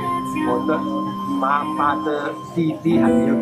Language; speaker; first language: Chinese; early bilingual, heritage; Chinese